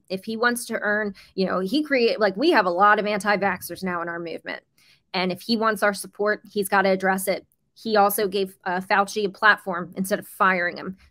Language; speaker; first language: English; native; English